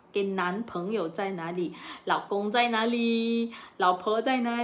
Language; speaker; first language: Chinese; non-native, local second language; Malay